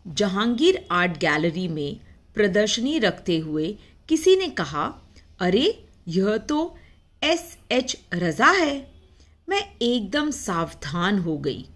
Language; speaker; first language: Hindi; non-native, local second language; Marathi